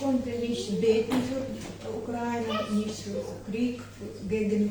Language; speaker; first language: German; non-native, learner; Ukrainian